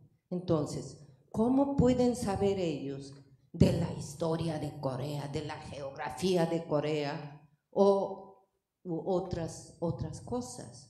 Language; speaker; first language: Spanish; non-native, fluent; Korean